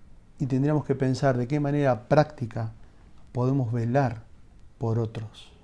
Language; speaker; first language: Spanish; native; Spanish